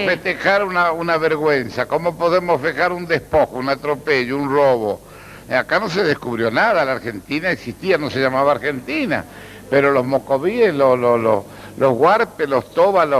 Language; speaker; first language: Spanish; native; Spanish